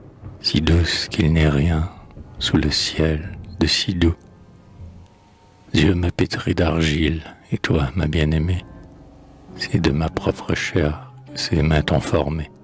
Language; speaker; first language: French; native; French